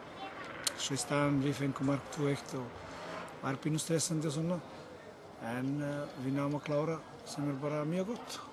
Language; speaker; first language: Icelandic; non-native, learner; Serbian